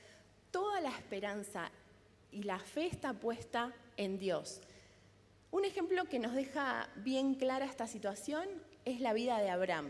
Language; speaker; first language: Spanish; native; Spanish